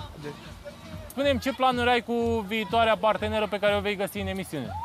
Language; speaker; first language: Romanian; native; Romanian